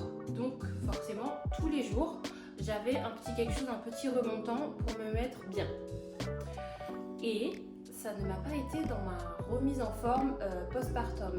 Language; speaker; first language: French; native; French